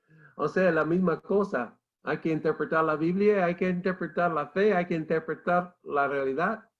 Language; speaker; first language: Spanish; non-native, fluent; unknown